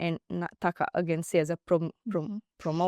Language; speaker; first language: Slovenian; non-native, learner; Divehi